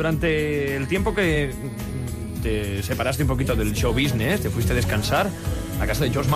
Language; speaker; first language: Spanish; native; Spanish